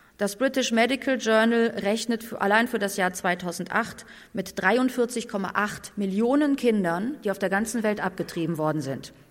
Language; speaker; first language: German; native; German